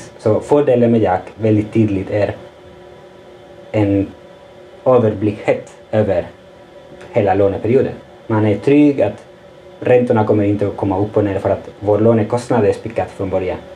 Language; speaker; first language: Swedish; non-native, fluent; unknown